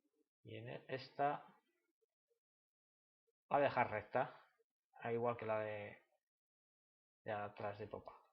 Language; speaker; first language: Spanish; native; Spanish